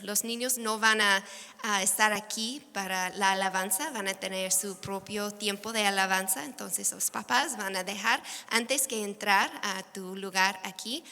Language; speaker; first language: Spanish; non-native, fluent; English